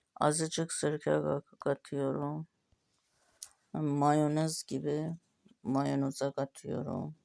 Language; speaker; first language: Turkish; non-native, learner; Azerbaijani